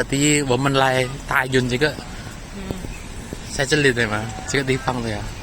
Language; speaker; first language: Chinese; non-native, learner; Indonesian